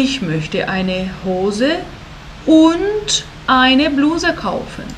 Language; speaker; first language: German; non-native, fluent; Portuguese